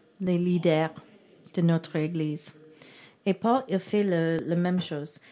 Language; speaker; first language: French; non-native, learner; English